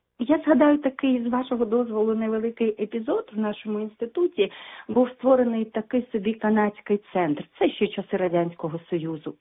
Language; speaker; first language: Ukrainian; non-native, local second language; Russian